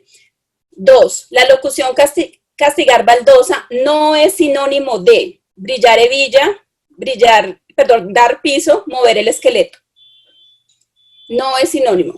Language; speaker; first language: Spanish; native; Spanish